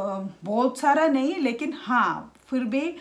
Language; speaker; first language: Hindi; non-native, local second language; Malayalam